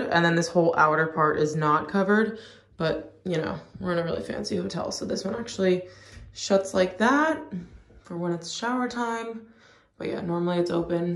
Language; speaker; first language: English; native; English